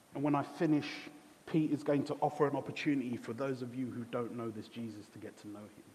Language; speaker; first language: English; early bilingual, other home language; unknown